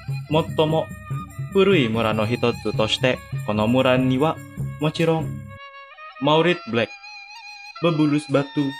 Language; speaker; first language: Japanese; non-native, fluent; Indonesian